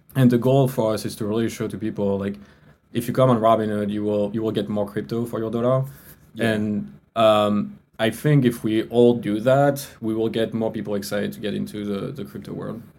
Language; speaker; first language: English; non-native, fluent; French